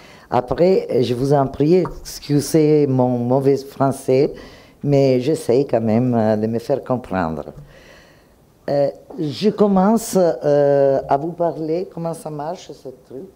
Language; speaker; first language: French; non-native, fluent; Italian